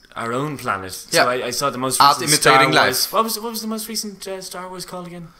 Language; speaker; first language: English; native; English